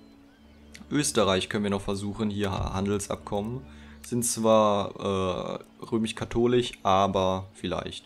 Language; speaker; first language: German; native; German